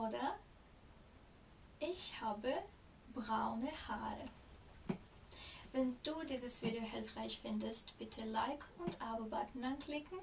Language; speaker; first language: German; non-native, fluent; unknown